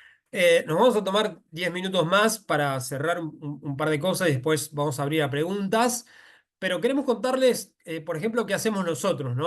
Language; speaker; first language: Spanish; native; Spanish